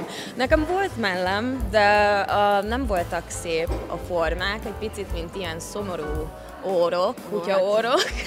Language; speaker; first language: Hungarian; early bilingual, heritage; Hungarian